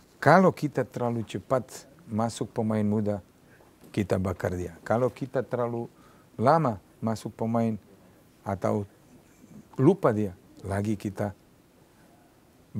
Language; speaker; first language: Indonesian; non-native, fluent; Serbian